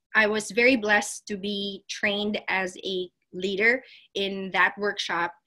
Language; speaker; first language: English; non-native, local second language; Filipino